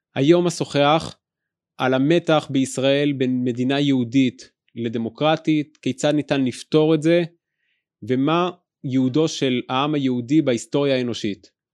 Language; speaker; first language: Hebrew; native; Hebrew